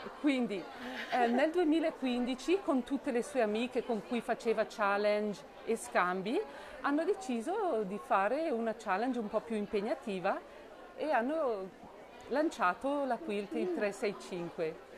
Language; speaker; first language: Italian; native; Italian